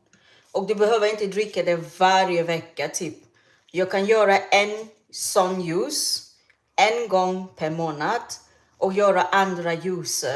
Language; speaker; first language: Swedish; non-native, fluent; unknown